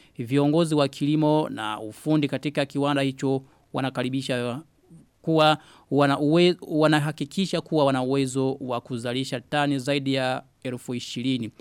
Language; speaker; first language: Swahili; non-native, local second language; Rundi